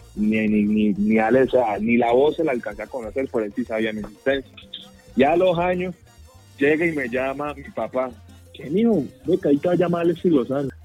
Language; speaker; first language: Spanish; native; Spanish